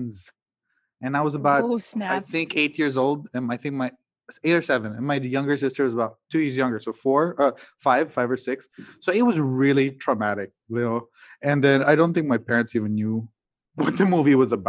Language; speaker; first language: English; non-native, local second language; Cebuano